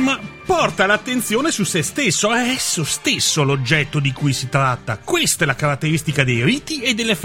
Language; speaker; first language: Italian; native; Italian